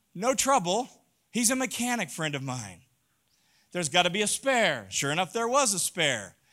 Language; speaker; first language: English; native; English